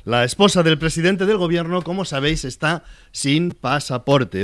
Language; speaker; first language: Spanish; native; Spanish